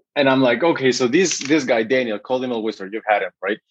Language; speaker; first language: English; non-native, fluent; Spanish